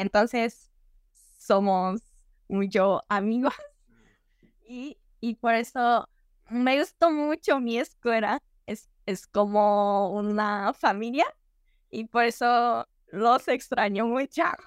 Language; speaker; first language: Spanish; non-native, learner; Japanese